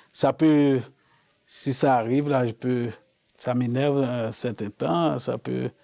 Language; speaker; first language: French; non-native, local second language; Haitian Creole